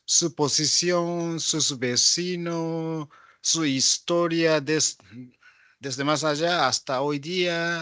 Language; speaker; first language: Spanish; non-native, fluent; Japanese